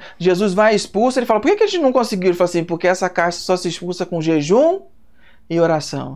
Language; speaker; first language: Portuguese; native; Portuguese